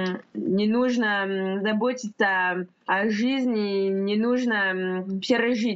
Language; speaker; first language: Russian; non-native, fluent; French